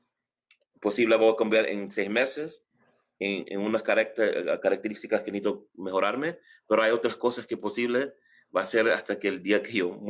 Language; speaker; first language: Spanish; early bilingual, heritage; English